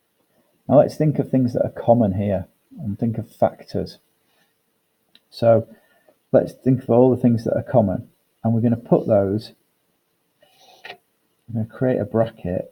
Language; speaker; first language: English; native; English